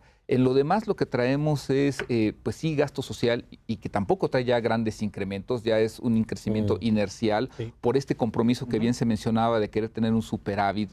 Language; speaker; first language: Spanish; native; Spanish